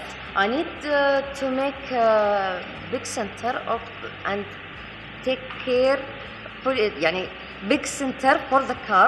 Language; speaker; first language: English; non-native, learner; Arabic